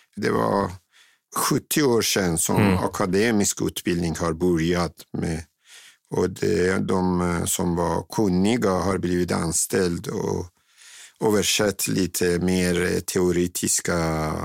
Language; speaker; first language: Swedish; non-native, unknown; Persian